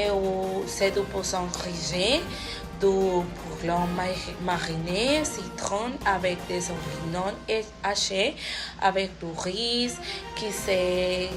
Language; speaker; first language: French; non-native, learner; Spanish